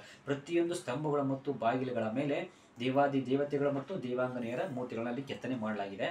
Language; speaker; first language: Kannada; native; Kannada